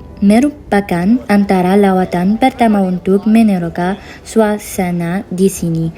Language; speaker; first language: Malay; non-native, learner; Arabic